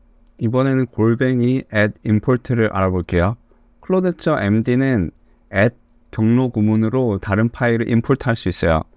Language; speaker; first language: Korean; native; Korean